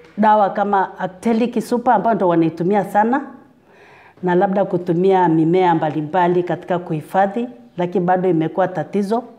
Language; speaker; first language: Swahili; native; Swahili